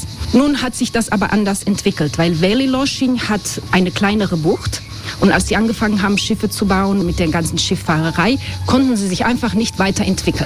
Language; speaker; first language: German; non-native, fluent; Croatian